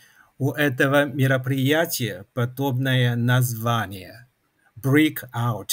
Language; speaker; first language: Russian; non-native, fluent; Chinese